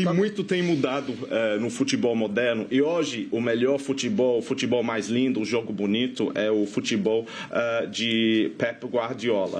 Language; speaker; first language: Portuguese; non-native, fluent; English